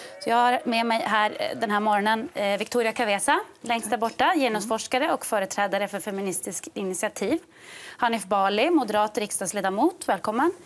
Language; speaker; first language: Swedish; native; Swedish